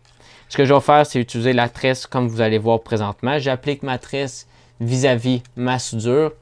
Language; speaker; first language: French; native; French